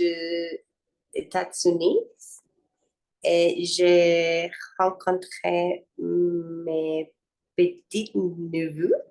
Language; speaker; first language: French; non-native, learner; Spanish